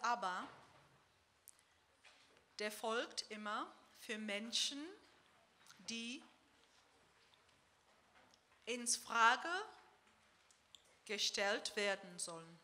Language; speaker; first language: German; non-native, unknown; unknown